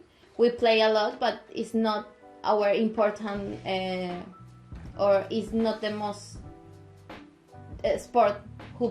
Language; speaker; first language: English; non-native, local second language; Spanish